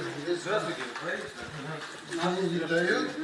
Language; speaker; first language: Russian; non-native, learner; Tajik